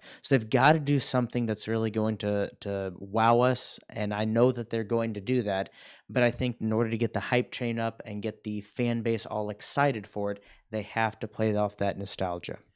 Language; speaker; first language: English; native; English